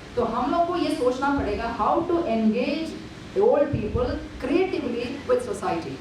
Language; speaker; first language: Hindi; non-native, local second language; Malayalam